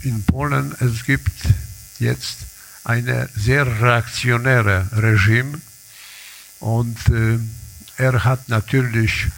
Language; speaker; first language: German; non-native, learner; Polish